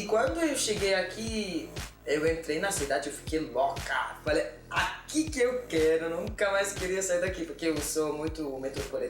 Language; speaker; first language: Portuguese; non-native, learner; Arabic